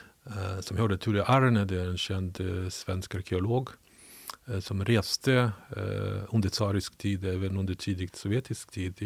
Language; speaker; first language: Swedish; non-native, fluent; Ukrainian